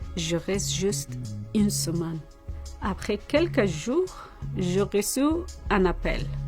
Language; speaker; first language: French; non-native, learner; Persian